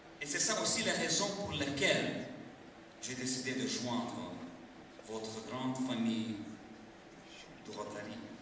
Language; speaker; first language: French; non-native, fluent; Lithuanian